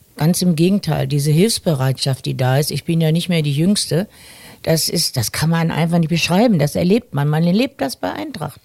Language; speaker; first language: German; native; German